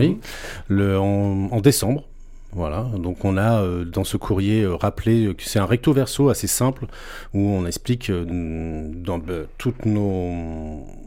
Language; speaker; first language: French; native; French